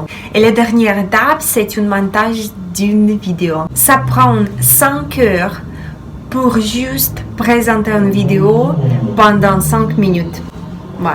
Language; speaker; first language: French; non-native, fluent; Russian